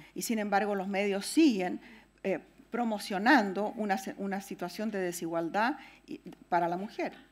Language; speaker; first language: Spanish; native; Spanish